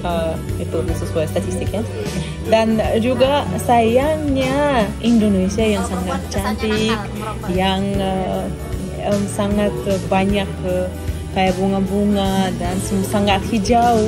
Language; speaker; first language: Indonesian; non-native, fluent; Russian